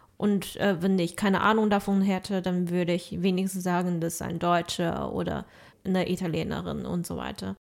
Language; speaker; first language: German; non-native, fluent; Chinese